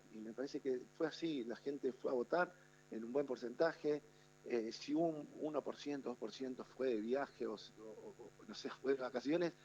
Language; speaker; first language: Spanish; native; Spanish